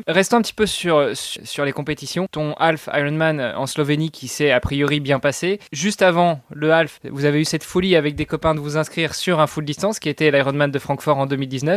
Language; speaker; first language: French; native; French